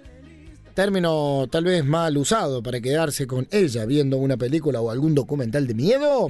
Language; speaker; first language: Spanish; native; Spanish